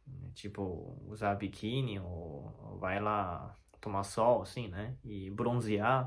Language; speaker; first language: Portuguese; non-native, learner; Chinese